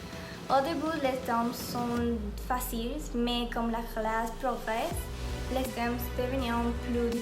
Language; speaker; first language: French; non-native, learner; Spanish